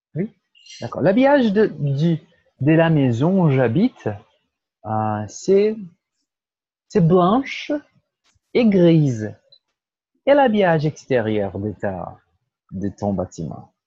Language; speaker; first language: French; non-native, fluent; Portuguese